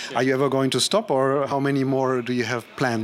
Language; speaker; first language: English; non-native, fluent; German